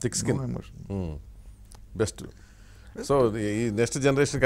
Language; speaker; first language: Telugu; native; Telugu